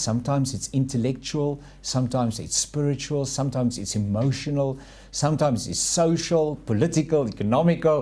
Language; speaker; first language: English; non-native, local second language; Afrikaans